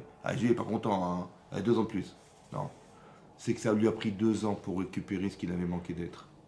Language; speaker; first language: French; native; French